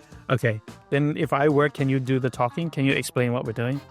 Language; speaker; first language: English; early bilingual, other home language; Thai